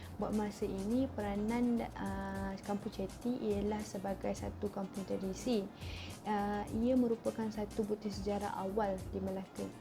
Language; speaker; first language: Malay; native; Malay